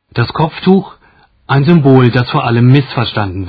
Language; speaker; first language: German; native; German